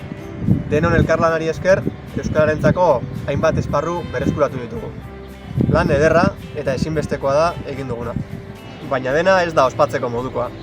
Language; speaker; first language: Basque; native; Basque